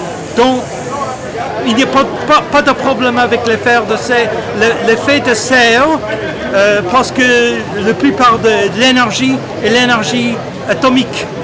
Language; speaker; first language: French; non-native, fluent; English